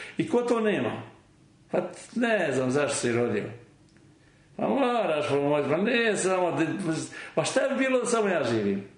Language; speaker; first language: Serbian; native; Serbian